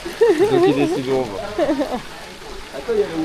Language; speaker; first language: French; native; French